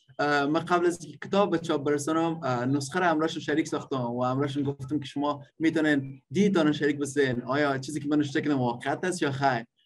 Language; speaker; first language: Persian; native; Persian